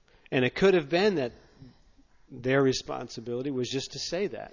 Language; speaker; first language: English; native; English